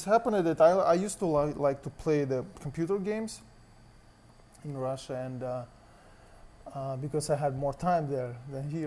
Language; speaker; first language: English; non-native, learner; Russian